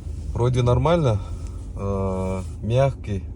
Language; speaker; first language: Russian; non-native, local second language; Kyrgyz